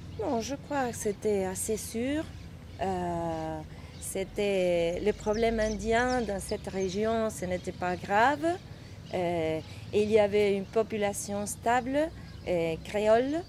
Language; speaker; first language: French; non-native, fluent; Spanish